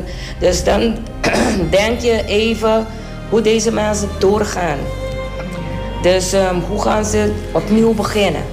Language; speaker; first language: Dutch; non-native, local second language; Papiamento